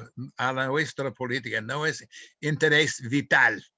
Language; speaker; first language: Spanish; non-native, fluent; English